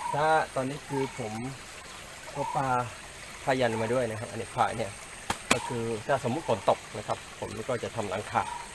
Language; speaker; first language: Thai; non-native, local second language; Pattani Malay